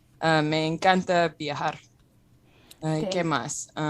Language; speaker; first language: Spanish; non-native, fluent; English